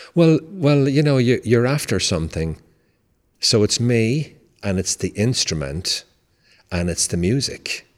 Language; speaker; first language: English; native; English